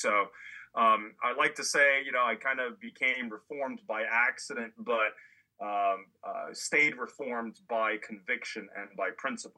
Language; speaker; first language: English; native; English